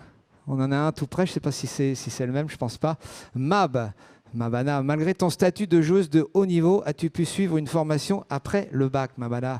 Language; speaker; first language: French; native; French